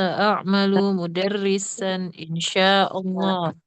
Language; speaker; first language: Arabic; non-native, learner; Indonesian